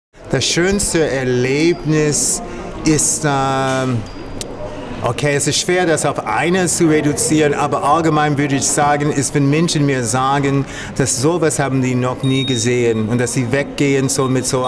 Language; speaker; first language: German; non-native, fluent; English